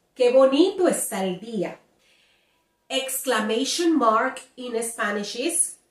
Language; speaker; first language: Spanish; native; Spanish